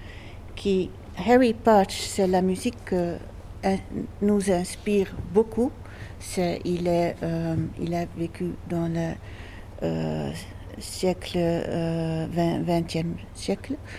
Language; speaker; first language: French; non-native, fluent; Dutch